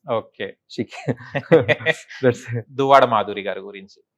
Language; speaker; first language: Telugu; native; Telugu